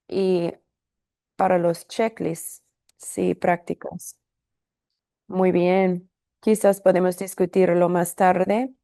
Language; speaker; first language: Spanish; non-native, fluent; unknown